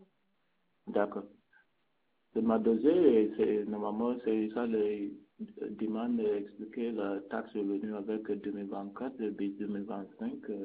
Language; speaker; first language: French; non-native, learner; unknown